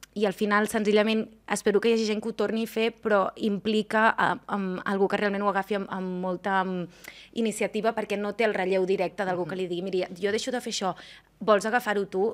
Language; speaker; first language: Catalan; native; Catalan